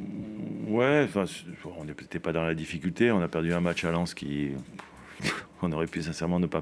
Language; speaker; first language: French; native; French